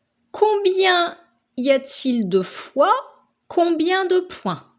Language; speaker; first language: French; native; French